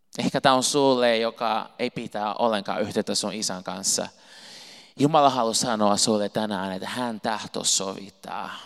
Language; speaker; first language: Finnish; non-native, fluent; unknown